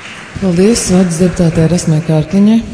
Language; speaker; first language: Latvian; native; Latvian